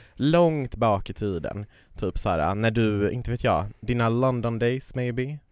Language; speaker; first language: Swedish; native; Swedish